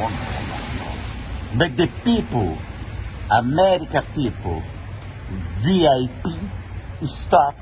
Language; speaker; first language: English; non-native, learner; Portuguese